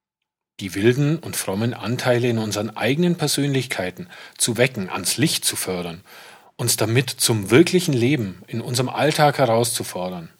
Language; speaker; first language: German; native; German